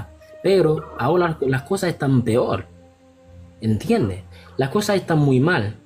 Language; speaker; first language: Spanish; non-native, local second language; Haitian Creole